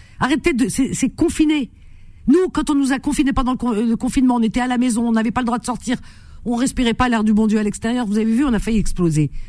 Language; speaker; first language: French; native; French